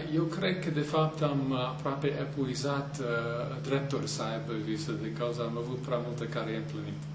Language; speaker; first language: Romanian; non-native, fluent; English